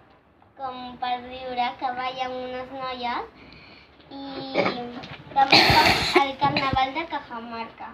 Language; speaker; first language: Catalan; early bilingual, other home language; Spanish